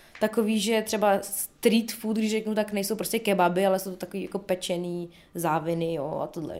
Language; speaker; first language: Czech; early bilingual, other home language; Bulgarian